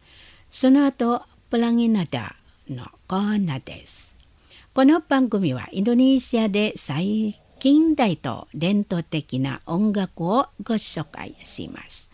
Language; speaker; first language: Japanese; non-native, learner; Indonesian